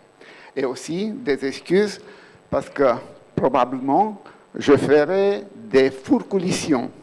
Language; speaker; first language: French; non-native, fluent; Romanian